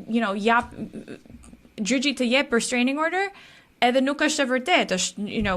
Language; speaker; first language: Albanian; early bilingual, heritage; Albanian